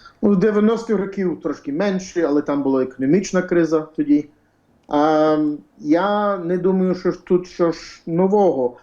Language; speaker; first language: Ukrainian; early bilingual, heritage; Ukrainian